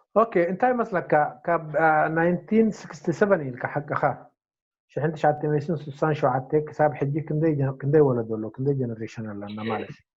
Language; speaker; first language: Tigrinya; non-native, local second language; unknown